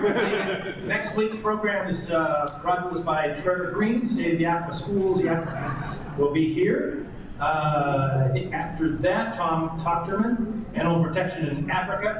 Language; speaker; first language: English; native; English